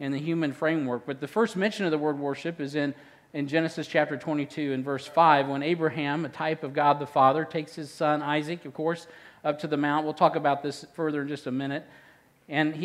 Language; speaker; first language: English; native; English